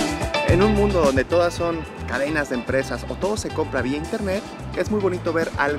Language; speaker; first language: Spanish; native; Spanish